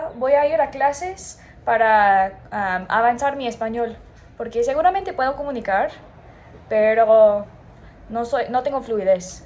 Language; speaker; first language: Spanish; non-native, learner; English